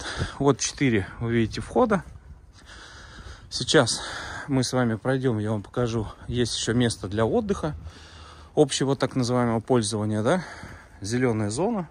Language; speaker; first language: Russian; native; Russian